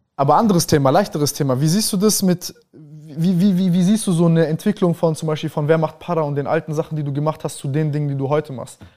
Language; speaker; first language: German; native; German